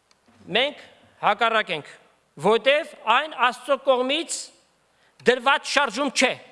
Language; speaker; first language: Armenian; native; Armenian